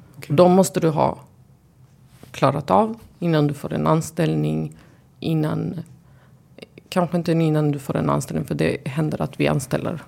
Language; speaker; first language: Swedish; early bilingual, other home language; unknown